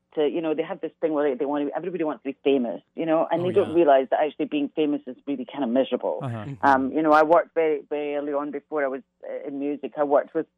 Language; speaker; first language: English; native; English